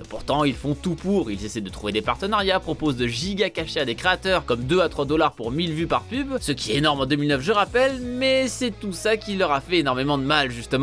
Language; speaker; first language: French; native; French